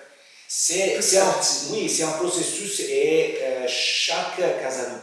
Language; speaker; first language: French; non-native, fluent; Italian